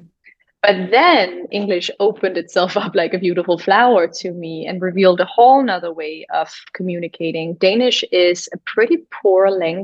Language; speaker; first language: English; non-native, fluent; Danish